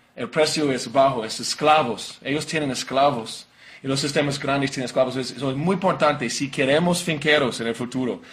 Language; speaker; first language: Spanish; non-native, learner; English